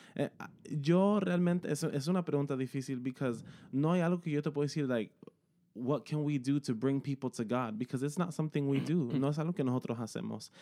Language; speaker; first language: Spanish; early bilingual, heritage; Spanish